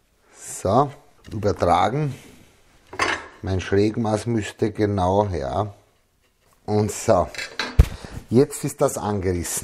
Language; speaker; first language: German; native; German